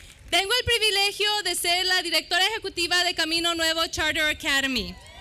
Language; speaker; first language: Spanish; early bilingual, heritage; Spanish